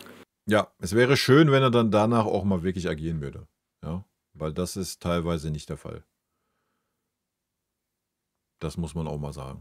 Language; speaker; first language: German; native; German